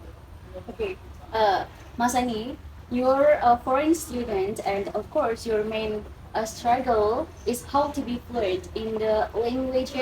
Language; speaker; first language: English; non-native, learner; Indonesian